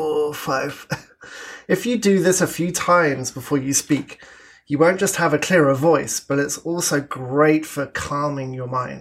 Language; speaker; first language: English; native; English